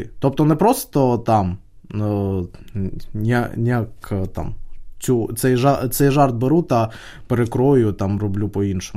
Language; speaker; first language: Ukrainian; native; Ukrainian